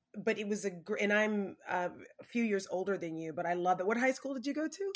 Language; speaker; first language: English; native; English